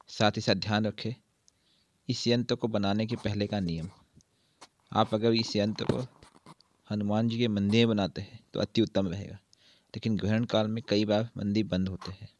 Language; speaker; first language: Hindi; native; Hindi